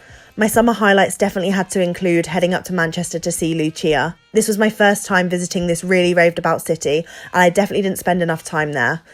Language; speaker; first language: English; native; English